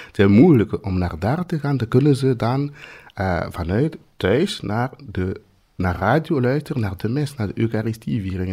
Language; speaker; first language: Dutch; non-native, fluent; Swahili